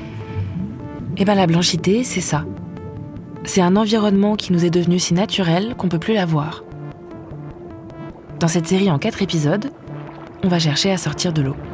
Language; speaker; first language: French; native; French